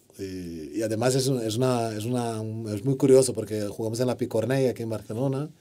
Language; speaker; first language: Spanish; non-native, fluent; Portuguese